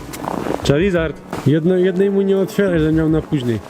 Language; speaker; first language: Polish; native; Polish